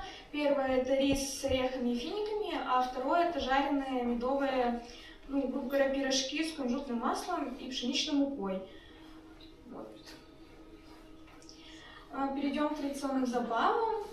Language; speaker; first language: Russian; native; Russian